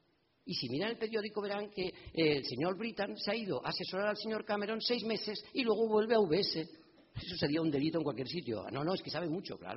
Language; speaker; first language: Spanish; native; Spanish